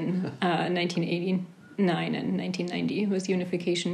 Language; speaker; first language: English; non-native, fluent; German